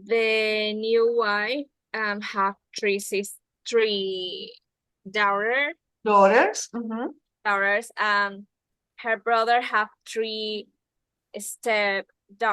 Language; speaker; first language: English; non-native, learner; Spanish